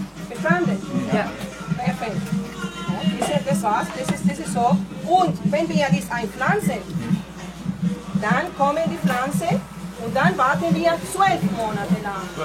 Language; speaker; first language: German; non-native, fluent; French